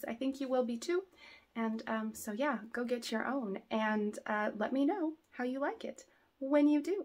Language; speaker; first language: English; native; English